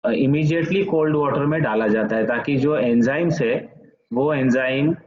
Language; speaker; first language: Hindi; non-native, local second language; Marathi